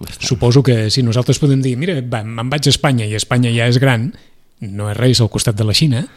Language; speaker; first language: Catalan; native; Catalan